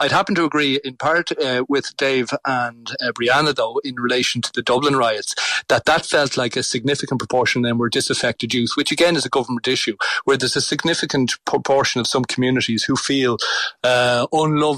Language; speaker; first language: English; native; English